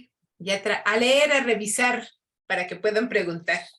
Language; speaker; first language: Spanish; native; Spanish